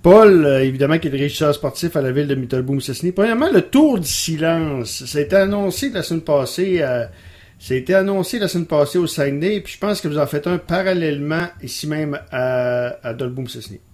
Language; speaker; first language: French; native; French